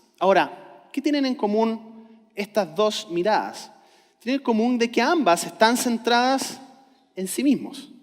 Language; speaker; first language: Spanish; native; Spanish